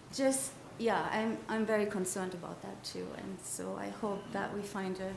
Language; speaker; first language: English; non-native, fluent; German